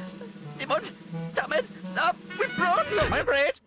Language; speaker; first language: Welsh; native; Welsh